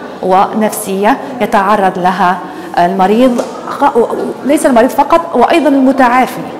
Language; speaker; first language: Arabic; native; Arabic